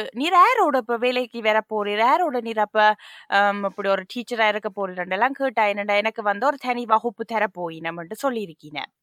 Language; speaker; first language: Tamil; early bilingual, heritage; Tamil